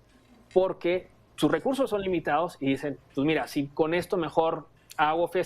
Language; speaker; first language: Spanish; native; Spanish